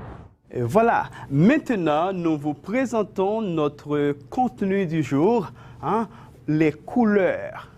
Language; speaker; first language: French; non-native, fluent; Spanish